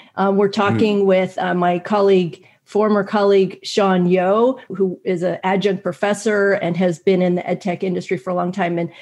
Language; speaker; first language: English; native; English